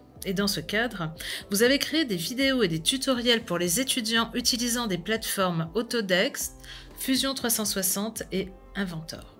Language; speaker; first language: French; native; French